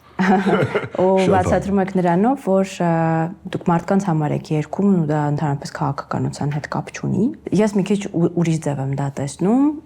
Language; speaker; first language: Armenian; native; Armenian